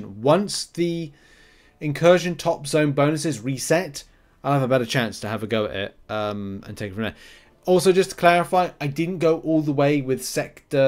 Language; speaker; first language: English; native; English